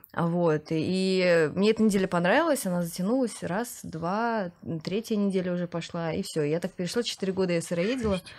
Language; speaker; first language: Russian; native; Russian